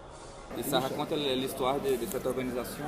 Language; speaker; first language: French; non-native, fluent; Portuguese